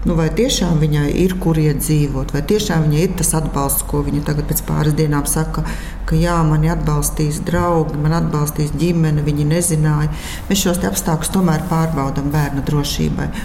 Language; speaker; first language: Latvian; native; Latvian